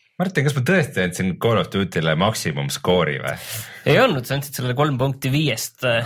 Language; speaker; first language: Estonian; native; Estonian